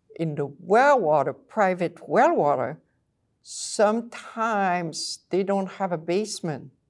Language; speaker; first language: English; non-native, fluent; French